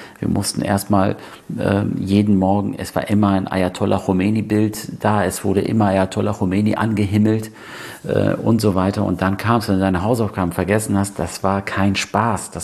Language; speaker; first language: German; early bilingual, other home language; Persian